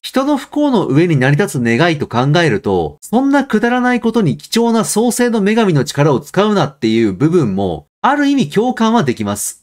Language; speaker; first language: Japanese; native; Japanese